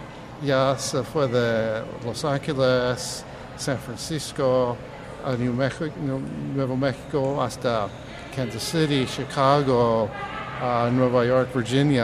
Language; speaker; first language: Spanish; early bilingual, heritage; English